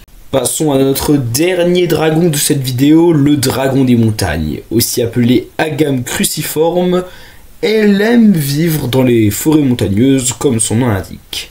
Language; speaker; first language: French; native; French